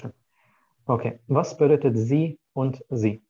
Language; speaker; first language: German; non-native, fluent; Arabic